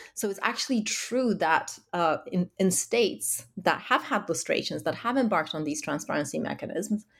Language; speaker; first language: English; early bilingual, other home language; Polish